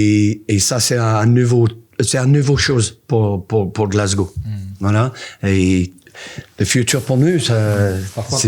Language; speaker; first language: French; non-native, learner; English